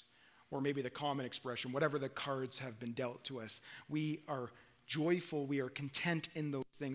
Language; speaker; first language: English; native; English